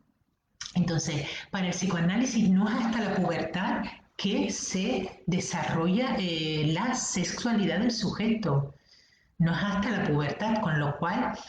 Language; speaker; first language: Spanish; native; Spanish